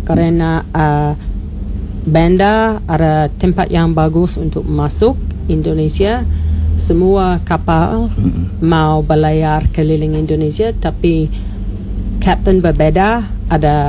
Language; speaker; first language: Indonesian; non-native, learner; English